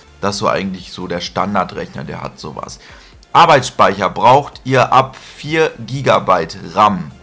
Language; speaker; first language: German; native; German